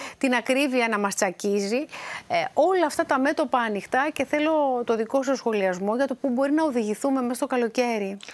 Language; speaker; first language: Greek; native; Greek